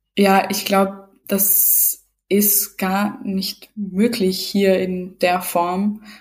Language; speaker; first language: German; early bilingual, other home language; Serbian